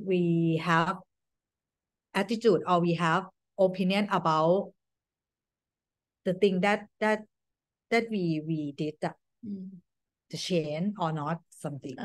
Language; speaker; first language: English; non-native, learner; Thai